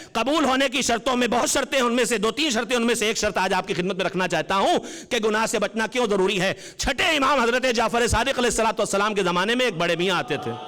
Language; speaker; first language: Urdu; native; Urdu